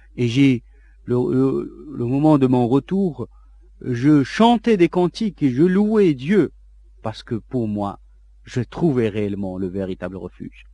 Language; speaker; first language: French; non-native, local second language; Arabic